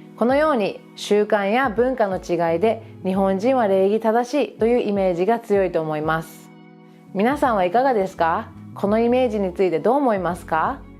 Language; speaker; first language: Japanese; native; Japanese